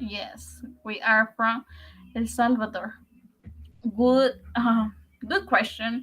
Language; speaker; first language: English; non-native, learner; Spanish